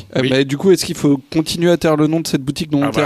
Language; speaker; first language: French; native; French